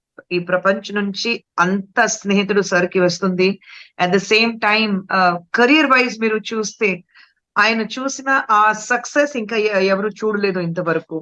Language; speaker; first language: Telugu; non-native, local second language; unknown